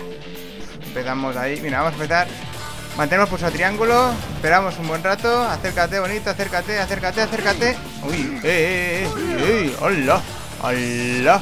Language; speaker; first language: Spanish; native; Spanish